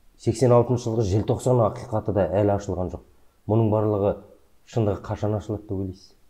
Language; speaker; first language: Kazakh; native; Kazakh